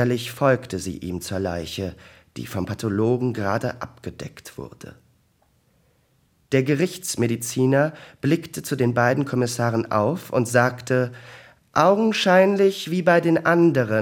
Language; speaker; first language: German; native; German